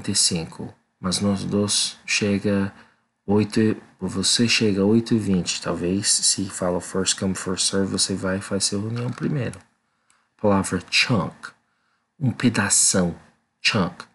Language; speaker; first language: Portuguese; non-native, learner; English